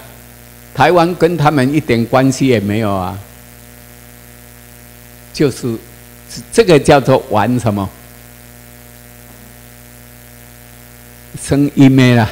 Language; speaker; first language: Chinese; non-native, local second language; Min Nan Chinese